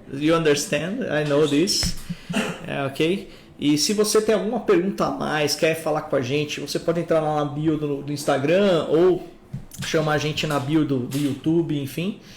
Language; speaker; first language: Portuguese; native; Portuguese